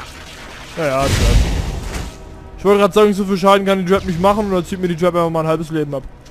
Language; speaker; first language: German; native; German